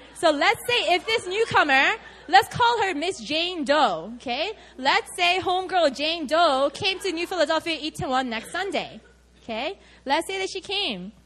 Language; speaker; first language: English; native; English